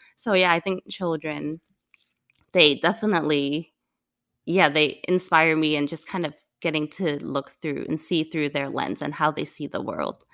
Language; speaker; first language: English; non-native, local second language; Cantonese